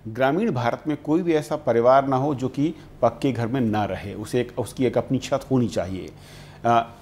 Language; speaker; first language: Hindi; native; Hindi